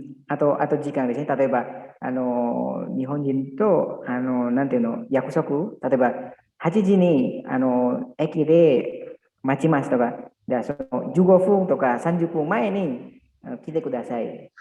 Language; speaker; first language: Japanese; non-native, learner; Indonesian